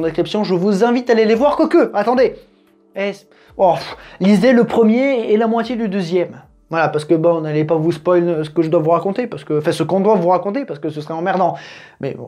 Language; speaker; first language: French; native; French